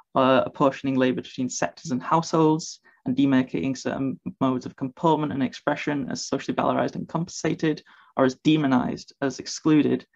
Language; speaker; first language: English; native; English